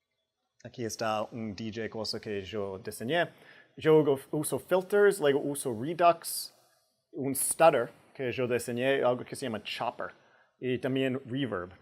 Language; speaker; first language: Spanish; non-native, fluent; English